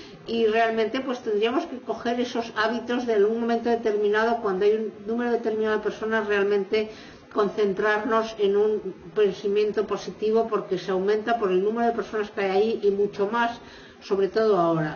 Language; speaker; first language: Spanish; native; Spanish